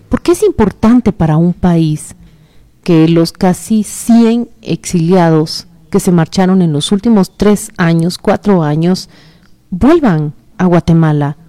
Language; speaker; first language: Spanish; native; Spanish